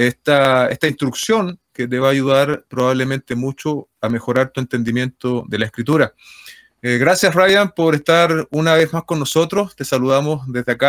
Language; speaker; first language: Spanish; native; Spanish